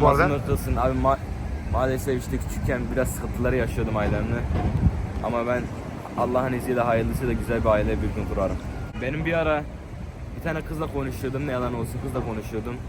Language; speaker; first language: Turkish; early bilingual, heritage; Turkish